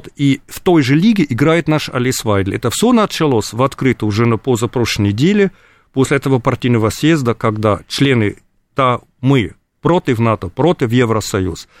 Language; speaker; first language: Russian; non-native, fluent; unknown